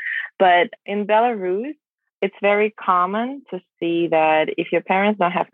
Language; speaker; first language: English; non-native, fluent; Russian